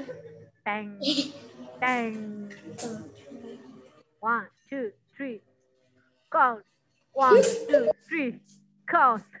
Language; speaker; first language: English; non-native, learner; Indonesian